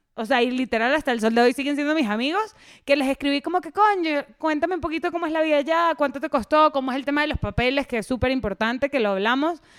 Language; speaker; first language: Spanish; native; Spanish